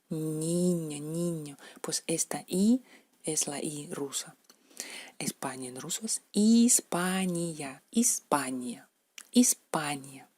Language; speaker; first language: Spanish; non-native, fluent; Russian